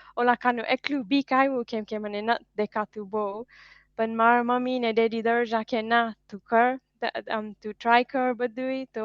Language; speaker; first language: Gujarati; early bilingual, heritage; Gujarati